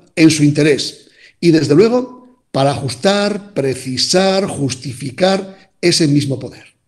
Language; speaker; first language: Spanish; native; Spanish